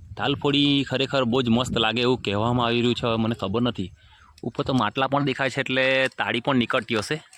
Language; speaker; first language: Gujarati; non-native, local second language; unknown